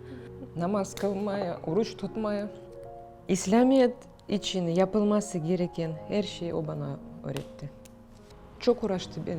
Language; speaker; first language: Turkish; non-native, fluent; Russian